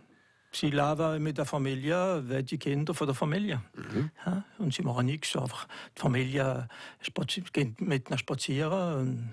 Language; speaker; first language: German; non-native, local second language; French